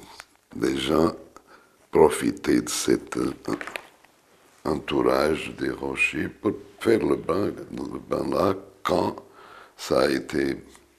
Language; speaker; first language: French; non-native, fluent; Portuguese